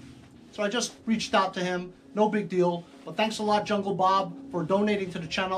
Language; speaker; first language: English; native; English